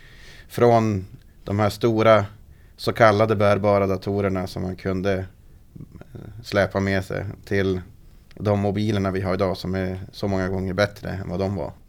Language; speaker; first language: Swedish; native; Swedish